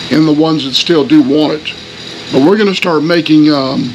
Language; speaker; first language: English; native; English